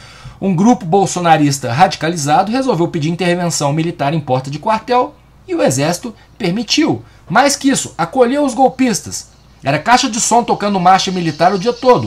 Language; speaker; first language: Portuguese; native; Portuguese